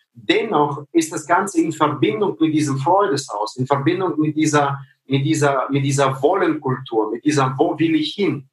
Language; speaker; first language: German; native; German